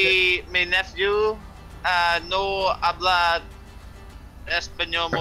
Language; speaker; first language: Spanish; non-native, learner; English